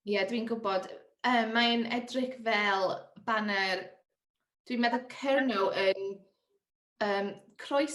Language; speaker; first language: Welsh; non-native, learner; English